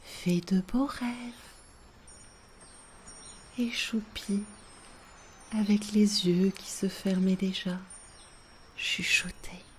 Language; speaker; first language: French; native; French